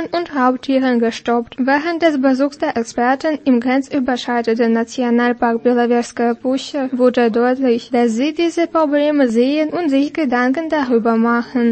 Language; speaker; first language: German; non-native, fluent; Russian